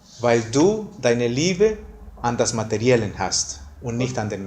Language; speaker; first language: German; non-native, fluent; Spanish